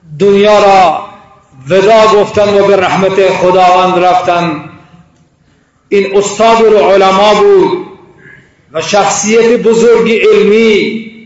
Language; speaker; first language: Persian; non-native, local second language; Baluchi